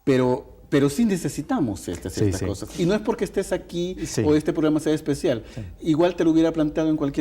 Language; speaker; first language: Spanish; native; Spanish